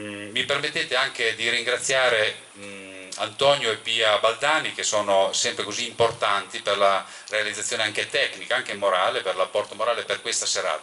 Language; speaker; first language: Italian; native; Italian